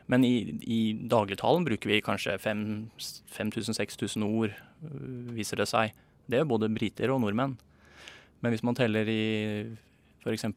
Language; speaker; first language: Norwegian; native; Norwegian